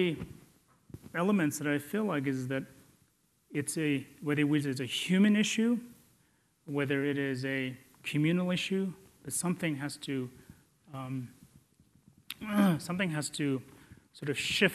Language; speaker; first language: English; non-native, local second language; Tibetan